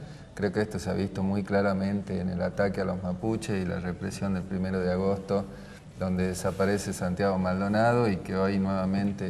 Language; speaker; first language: Spanish; native; Spanish